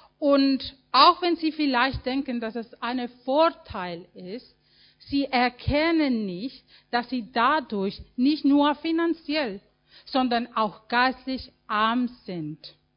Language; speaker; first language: German; non-native, fluent; Spanish